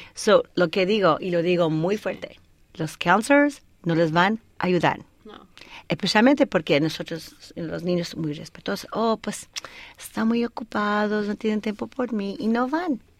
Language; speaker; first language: Spanish; early bilingual, heritage; Spanish